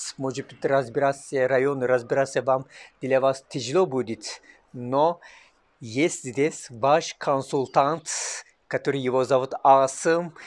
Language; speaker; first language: Russian; non-native, learner; Turkish